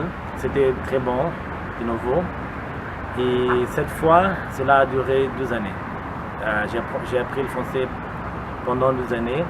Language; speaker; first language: French; non-native, learner; Portuguese